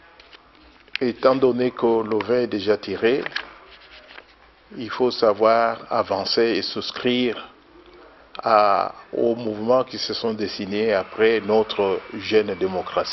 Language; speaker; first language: French; non-native, local second language; Luba-Lulua